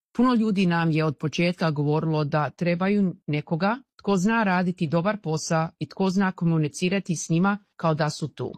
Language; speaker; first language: Croatian; early bilingual, heritage; Croatian